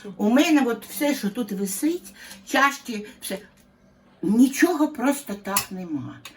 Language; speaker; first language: Ukrainian; non-native, local second language; Russian